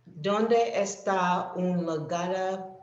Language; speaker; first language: Spanish; non-native, learner; English